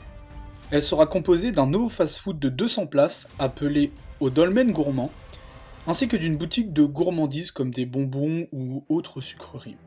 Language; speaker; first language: French; native; French